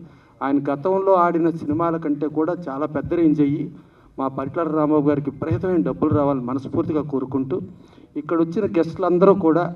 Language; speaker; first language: Telugu; native; Telugu